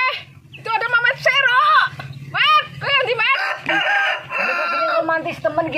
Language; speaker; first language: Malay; non-native, local second language; Javanese